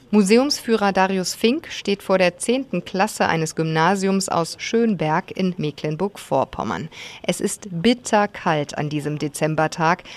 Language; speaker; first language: German; native; German